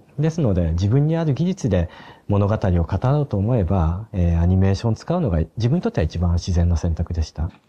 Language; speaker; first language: Japanese; native; Japanese